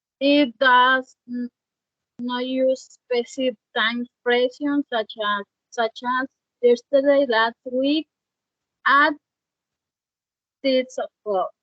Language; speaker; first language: English; non-native, learner; Spanish